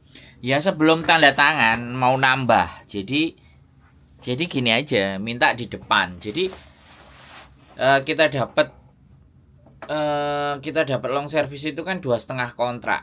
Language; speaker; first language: Indonesian; non-native, local second language; Javanese